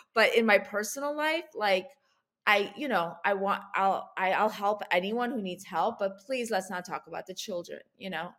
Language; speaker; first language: English; early bilingual, other home language; Russian